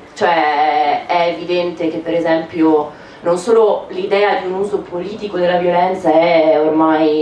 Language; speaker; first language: Italian; native; Italian